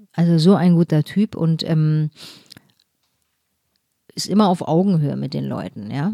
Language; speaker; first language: German; native; German